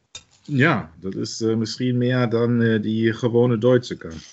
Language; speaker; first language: Dutch; non-native, learner; German